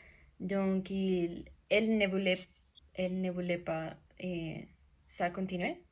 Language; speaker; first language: French; non-native, learner; Spanish